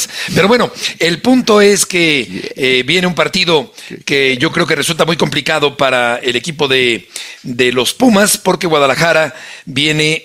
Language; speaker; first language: Spanish; native; Spanish